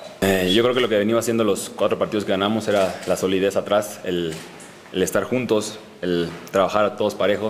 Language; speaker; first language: Spanish; native; Spanish